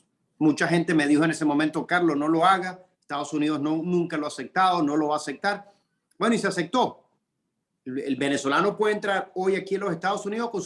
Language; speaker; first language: Spanish; native; Spanish